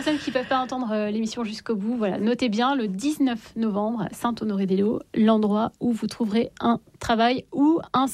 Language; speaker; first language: French; native; French